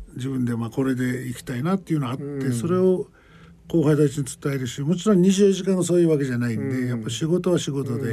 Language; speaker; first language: Japanese; non-native, fluent; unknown